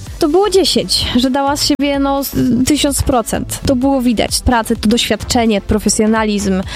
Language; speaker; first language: Polish; native; Polish